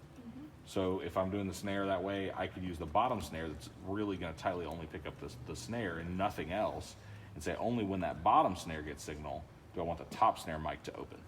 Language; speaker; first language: English; native; English